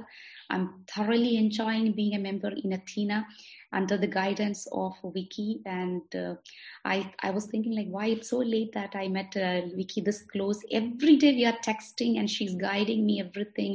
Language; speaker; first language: English; non-native, local second language; Malayalam